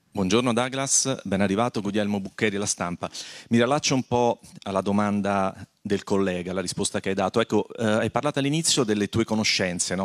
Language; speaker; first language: Italian; native; Italian